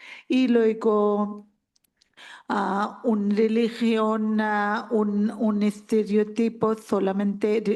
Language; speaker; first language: Spanish; non-native, learner; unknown